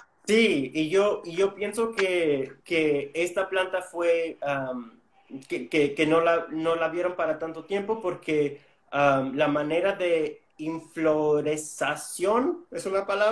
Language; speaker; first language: Spanish; non-native, fluent; English